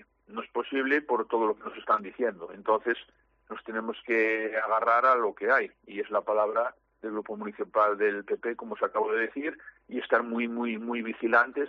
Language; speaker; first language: Spanish; native; Spanish